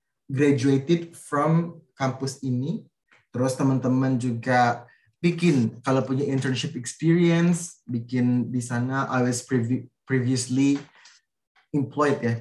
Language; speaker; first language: English; non-native, fluent; Indonesian